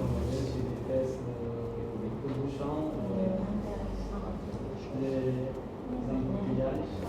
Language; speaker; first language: French; non-native, learner; Khmer